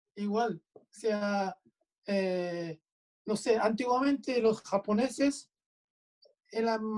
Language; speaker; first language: Spanish; non-native, fluent; Japanese